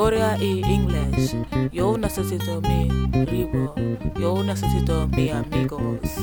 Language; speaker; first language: Spanish; non-native, learner; English